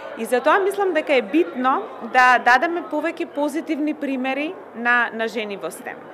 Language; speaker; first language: Macedonian; native; Macedonian